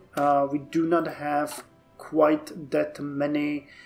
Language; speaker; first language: English; non-native, fluent; Czech